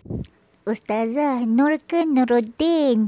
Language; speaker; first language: Arabic; non-native, learner; Malay